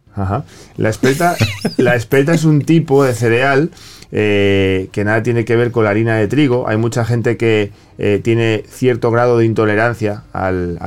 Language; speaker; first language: Spanish; native; Spanish